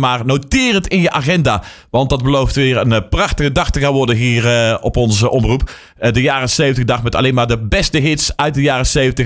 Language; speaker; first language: Dutch; native; Dutch